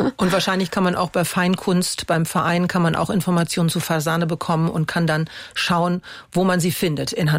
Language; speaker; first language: German; native; German